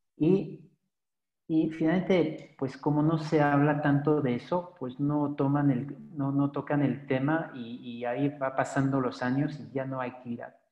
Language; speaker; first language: Spanish; non-native, fluent; French